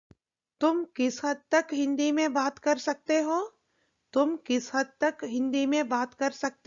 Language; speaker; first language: Hindi; non-native, local second language; Telugu